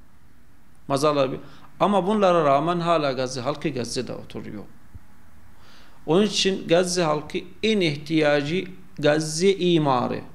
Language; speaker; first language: Turkish; non-native, fluent; Arabic